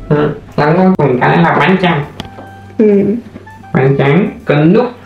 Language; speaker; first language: Vietnamese; non-native, learner; French